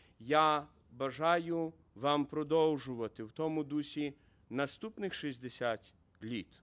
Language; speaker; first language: Ukrainian; native; Ukrainian